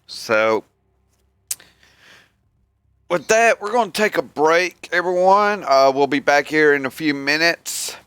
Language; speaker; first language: English; native; English